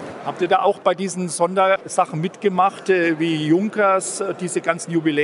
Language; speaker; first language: German; native; German